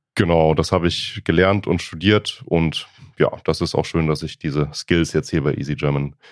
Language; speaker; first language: German; native; German